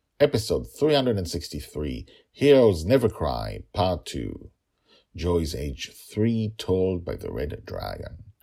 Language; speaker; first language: English; non-native, fluent; Hebrew